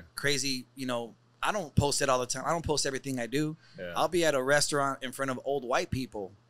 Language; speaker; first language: English; native; English